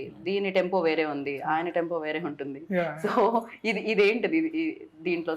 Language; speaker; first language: Telugu; native; Telugu